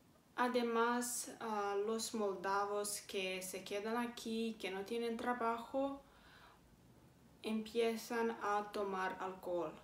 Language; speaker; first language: Spanish; non-native, fluent; Romanian